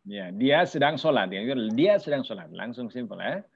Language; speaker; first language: Indonesian; native; Indonesian